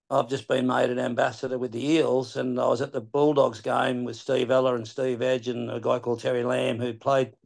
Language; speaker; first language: English; native; English